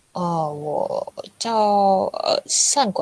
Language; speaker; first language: Chinese; non-native, learner; Indonesian